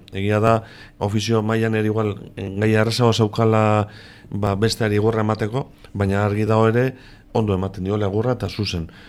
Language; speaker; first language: Basque; native; Basque